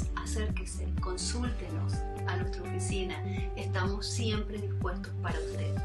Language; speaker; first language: Spanish; native; Spanish